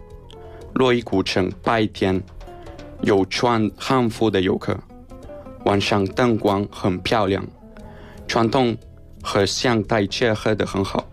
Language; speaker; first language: Chinese; non-native, learner; Spanish